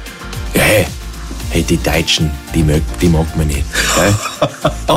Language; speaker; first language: German; non-native, learner; English